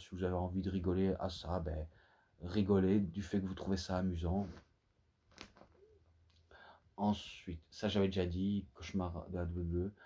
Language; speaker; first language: French; native; French